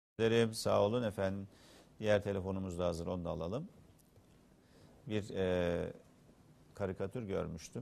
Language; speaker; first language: Turkish; native; Turkish